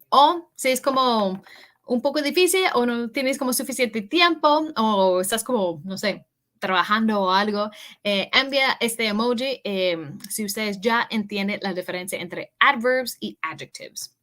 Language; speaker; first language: Spanish; early bilingual, heritage; English